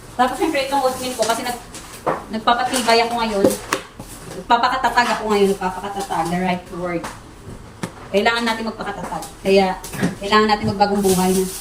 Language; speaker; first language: Filipino; native; Filipino